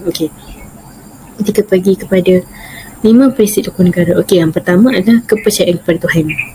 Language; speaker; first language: Malay; native; Malay